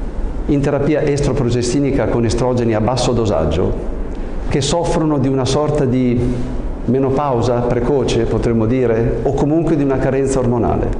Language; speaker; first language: Italian; native; Italian